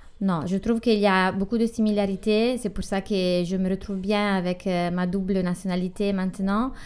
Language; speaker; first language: French; non-native, fluent; Italian